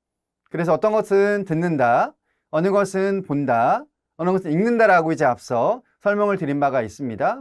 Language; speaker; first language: Korean; native; Korean